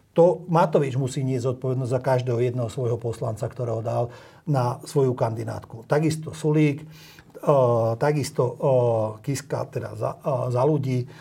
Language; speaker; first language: Slovak; non-native, local second language; Hungarian